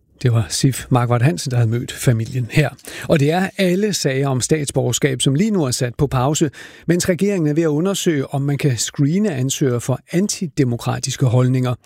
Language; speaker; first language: Danish; native; Danish